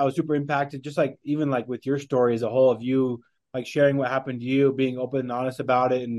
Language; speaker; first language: English; native; English